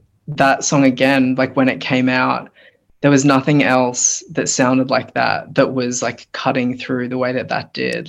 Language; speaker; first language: English; native; English